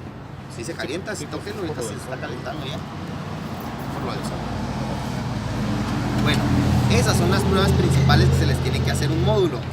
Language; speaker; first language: Spanish; native; Spanish